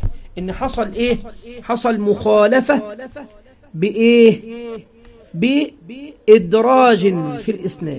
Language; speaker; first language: Arabic; native; Arabic